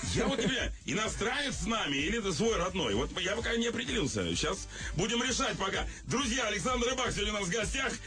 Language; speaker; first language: Russian; native; Russian